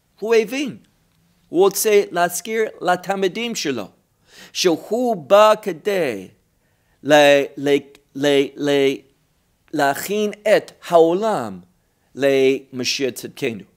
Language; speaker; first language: Hebrew; non-native, fluent; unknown